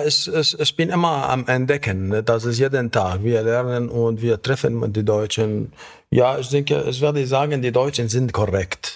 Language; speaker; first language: German; non-native, fluent; Arabic